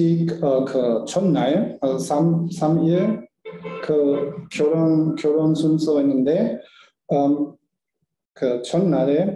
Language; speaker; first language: Korean; non-native, learner; German